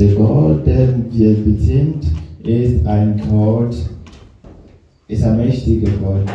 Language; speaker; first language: German; non-native, learner; French